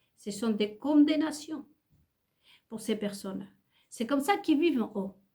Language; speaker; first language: French; non-native, fluent; Spanish